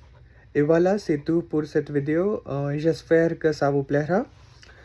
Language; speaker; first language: French; non-native, learner; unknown